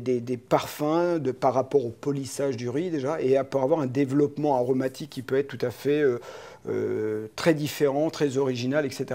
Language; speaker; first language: French; native; French